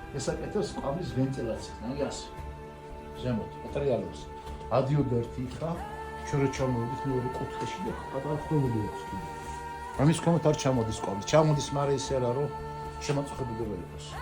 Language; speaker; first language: Georgian; non-native, local second language; Svan